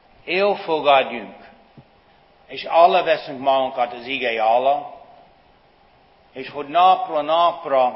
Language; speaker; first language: Hungarian; non-native, fluent; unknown